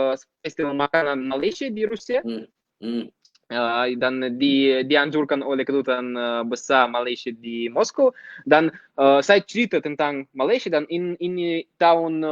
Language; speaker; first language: Indonesian; non-native, fluent; Russian